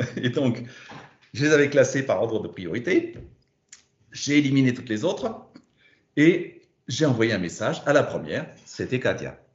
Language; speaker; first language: French; non-native, fluent; German